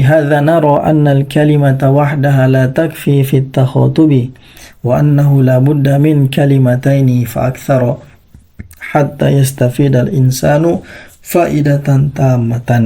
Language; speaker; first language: Arabic; non-native, fluent; Indonesian